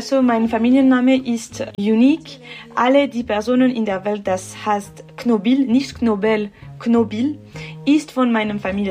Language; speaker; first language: German; non-native, local second language; French